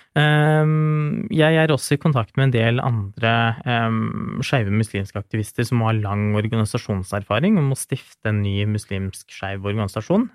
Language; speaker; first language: Norwegian; early bilingual, other home language; Urdu